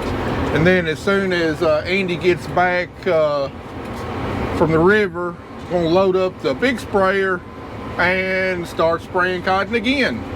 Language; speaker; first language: English; native; English